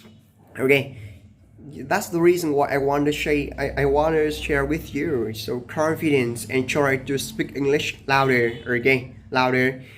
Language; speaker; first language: English; non-native, learner; Vietnamese